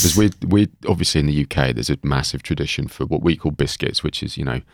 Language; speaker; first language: English; native; English